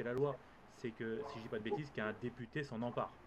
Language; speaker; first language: French; native; French